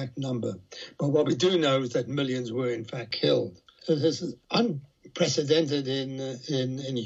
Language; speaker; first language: English; native; English